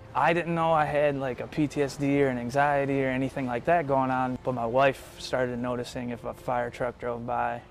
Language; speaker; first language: English; native; English